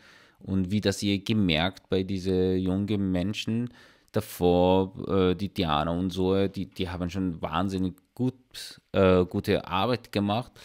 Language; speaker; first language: German; non-native, learner; Persian